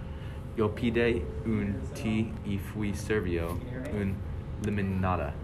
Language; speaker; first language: Spanish; non-native, learner; English